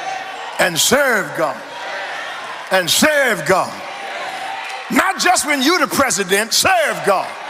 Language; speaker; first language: English; native; English